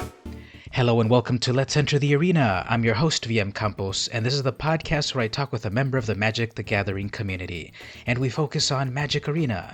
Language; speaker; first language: English; native; English